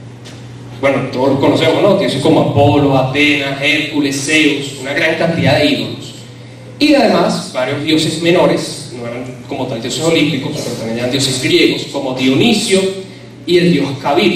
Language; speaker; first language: Spanish; native; Spanish